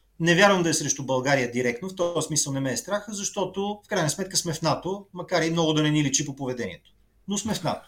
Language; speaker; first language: Bulgarian; native; Bulgarian